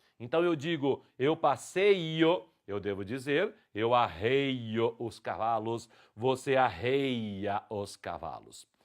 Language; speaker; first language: Portuguese; native; Portuguese